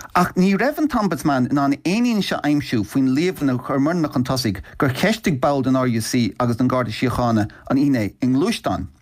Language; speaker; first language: Irish; native; Irish